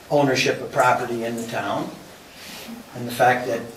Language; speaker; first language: English; native; English